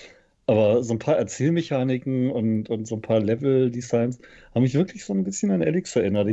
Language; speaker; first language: German; native; German